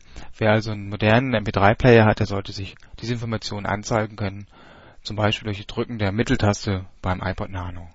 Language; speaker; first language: German; native; German